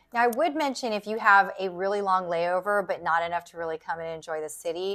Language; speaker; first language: English; native; English